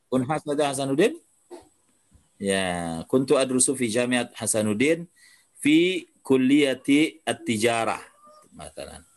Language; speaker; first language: Arabic; non-native, fluent; Indonesian